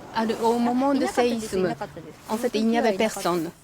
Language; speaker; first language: French; non-native, fluent; Japanese